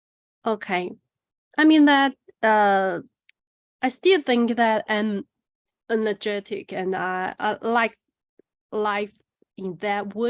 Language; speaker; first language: English; non-native, learner; Chinese